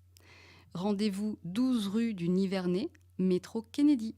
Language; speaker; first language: French; non-native, learner; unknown